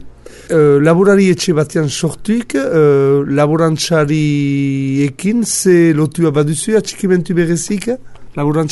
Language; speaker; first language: Basque; native; Basque